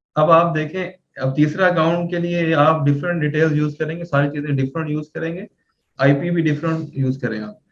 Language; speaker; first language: Urdu; non-native, local second language; Punjabi